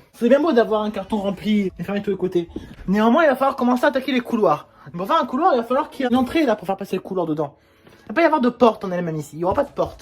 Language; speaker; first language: French; native; French